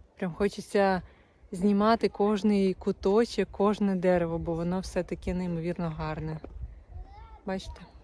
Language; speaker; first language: Ukrainian; non-native, local second language; Russian